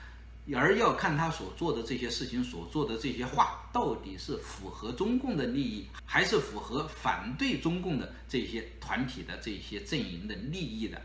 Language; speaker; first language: Chinese; native; Chinese